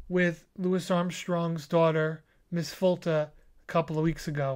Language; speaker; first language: English; native; English